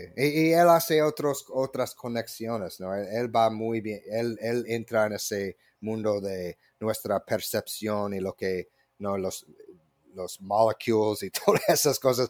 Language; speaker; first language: Spanish; non-native, fluent; English